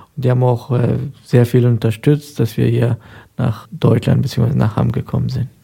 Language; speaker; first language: German; non-native, fluent; Persian